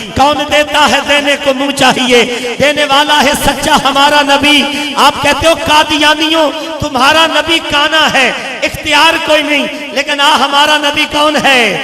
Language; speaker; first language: Urdu; non-native, local second language; Punjabi